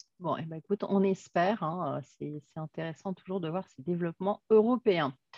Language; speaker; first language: French; native; French